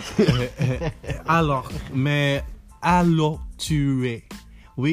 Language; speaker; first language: French; non-native, learner; English